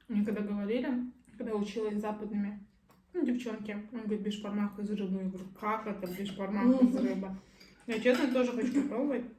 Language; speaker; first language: Russian; non-native, local second language; Kazakh